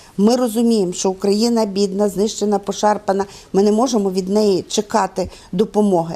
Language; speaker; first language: Ukrainian; native; Ukrainian